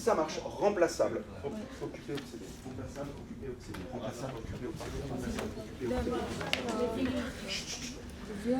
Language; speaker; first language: French; native; French